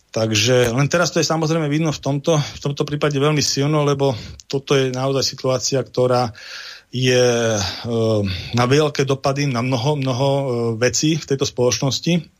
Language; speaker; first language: Slovak; native; Slovak